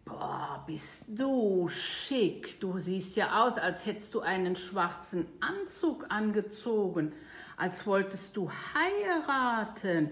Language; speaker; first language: German; native; German